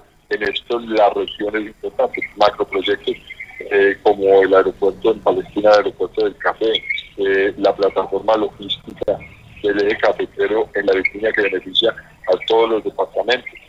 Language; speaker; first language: Spanish; native; Spanish